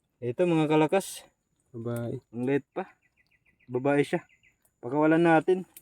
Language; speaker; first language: Filipino; non-native, local second language; Waray